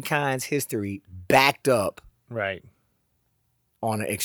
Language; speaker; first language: English; native; English